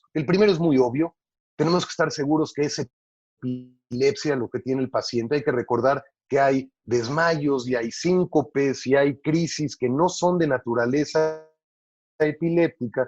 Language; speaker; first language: Spanish; native; Spanish